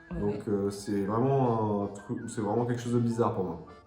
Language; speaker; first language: French; native; French